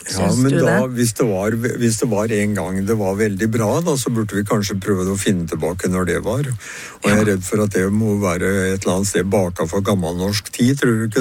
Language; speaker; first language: Norwegian; native; Norwegian